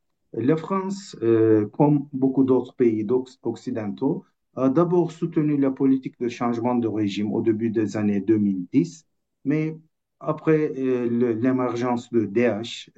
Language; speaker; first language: French; non-native, fluent; Turkish